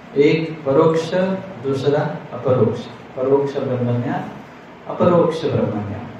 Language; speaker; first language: Hindi; non-native, local second language; Marathi